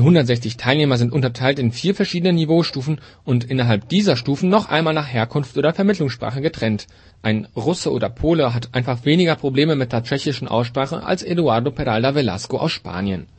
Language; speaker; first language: German; native; German